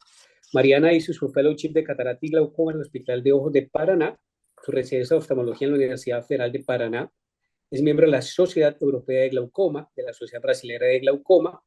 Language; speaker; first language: Spanish; native; Spanish